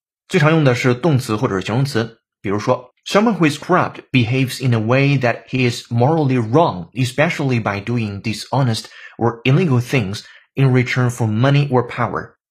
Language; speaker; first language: English; non-native, fluent; Chinese